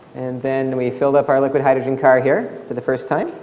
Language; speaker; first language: English; native; English